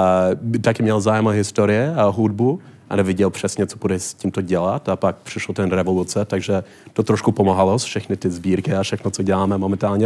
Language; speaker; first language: Czech; non-native, learner; English